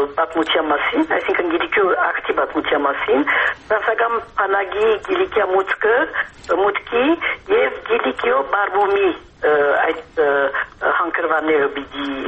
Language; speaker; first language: Armenian; early bilingual, heritage; Armenian